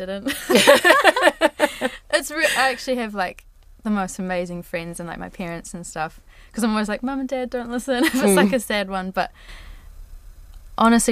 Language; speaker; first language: English; native; English